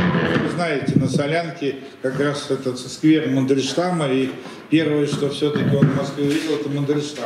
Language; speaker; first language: Russian; native; Russian